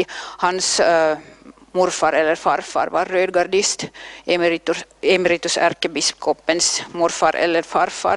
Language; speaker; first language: Swedish; non-native, local second language; Finnish